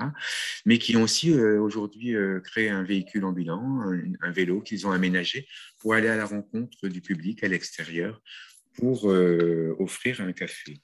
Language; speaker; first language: French; native; French